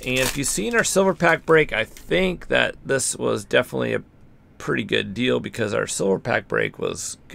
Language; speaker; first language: English; native; English